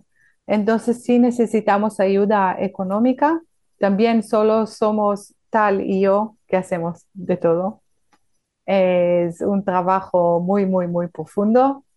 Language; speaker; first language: Spanish; non-native, fluent; Hebrew